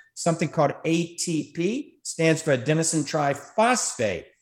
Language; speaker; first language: English; native; English